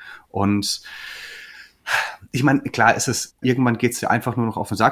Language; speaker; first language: German; native; German